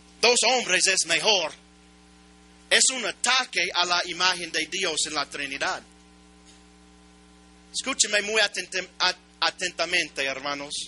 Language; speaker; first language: Spanish; non-native, learner; English